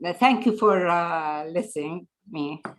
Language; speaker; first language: English; non-native, learner; Arabic